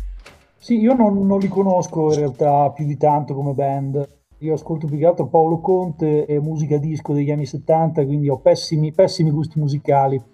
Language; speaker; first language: Italian; native; Italian